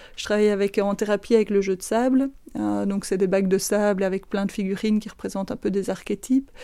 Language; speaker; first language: French; native; French